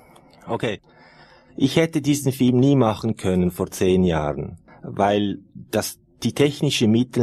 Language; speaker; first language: German; non-native, fluent; Italian